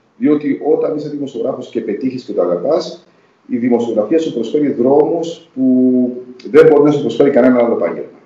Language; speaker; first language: Greek; native; Greek